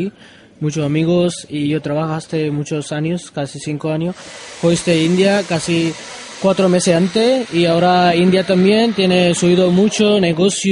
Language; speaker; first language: Spanish; non-native, learner; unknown